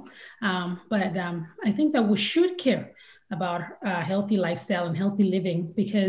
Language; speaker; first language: English; non-native, local second language; Yoruba